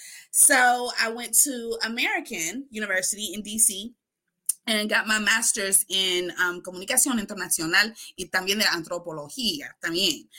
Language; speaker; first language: Spanish; non-native, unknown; English